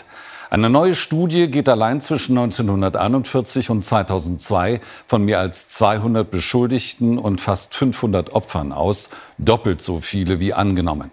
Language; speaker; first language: German; native; German